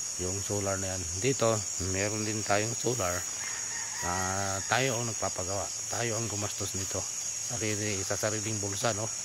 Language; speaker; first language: Filipino; non-native, local second language; Cebuano